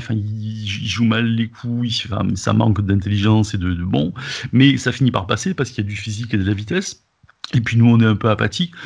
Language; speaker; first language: French; native; French